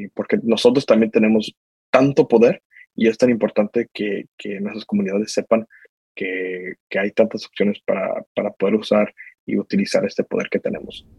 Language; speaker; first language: Spanish; early bilingual, heritage; Spanish